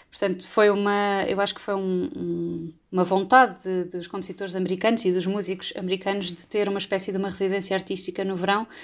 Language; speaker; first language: Portuguese; native; Portuguese